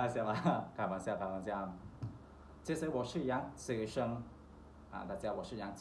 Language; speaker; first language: Chinese; non-native, learner; Thai